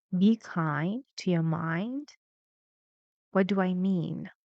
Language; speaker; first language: English; non-native, fluent; Persian